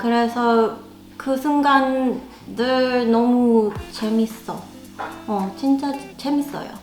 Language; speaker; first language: Korean; non-native, learner; Filipino